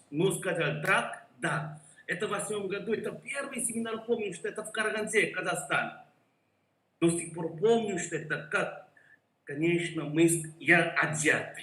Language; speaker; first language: Russian; non-native, learner; Korean